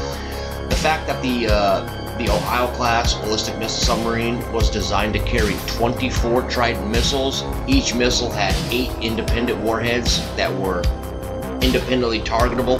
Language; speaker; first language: English; native; English